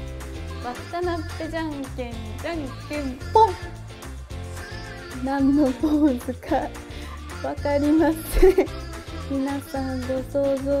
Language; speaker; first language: Japanese; native; Japanese